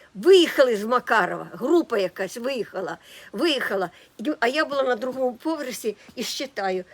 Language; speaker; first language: Ukrainian; native; Ukrainian